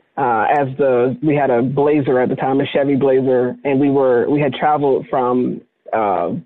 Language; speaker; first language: English; native; English